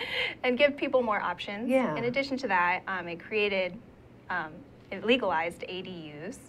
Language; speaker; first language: English; native; English